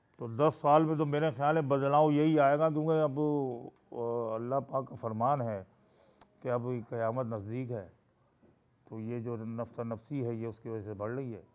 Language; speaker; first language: Urdu; native; Urdu